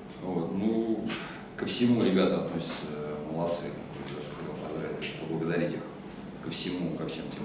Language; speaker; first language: Russian; native; Russian